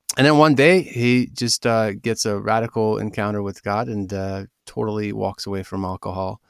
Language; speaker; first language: English; early bilingual, other home language; Ukrainian